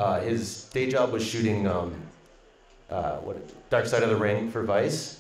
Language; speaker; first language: English; native; English